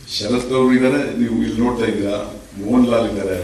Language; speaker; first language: Kannada; native; Kannada